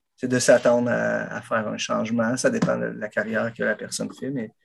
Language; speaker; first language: French; native; French